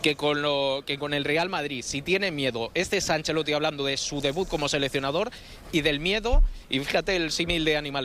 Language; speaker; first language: Spanish; native; Spanish